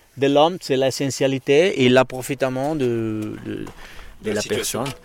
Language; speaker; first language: French; non-native, fluent; Spanish